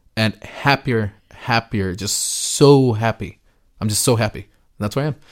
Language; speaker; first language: English; early bilingual, other home language; Spanish